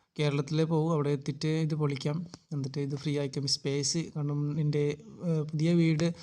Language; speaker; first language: Malayalam; non-native, fluent; Bangla